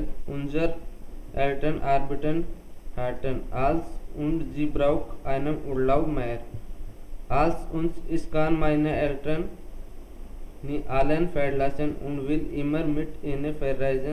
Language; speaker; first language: German; non-native, learner; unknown